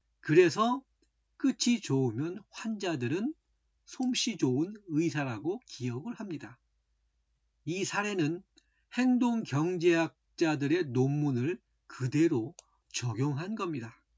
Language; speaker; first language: Korean; native; Korean